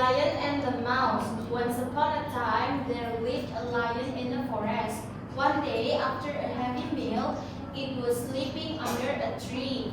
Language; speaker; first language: English; non-native, learner; Indonesian